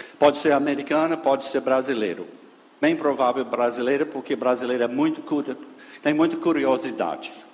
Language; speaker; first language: Portuguese; non-native, fluent; English